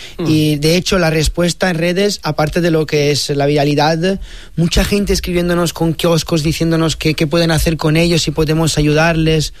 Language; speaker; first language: Spanish; non-native, fluent; Italian